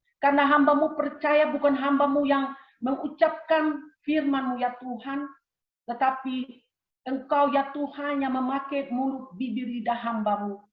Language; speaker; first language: Indonesian; early bilingual, heritage; Indonesian